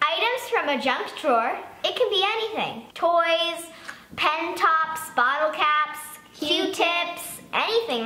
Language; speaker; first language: English; native; English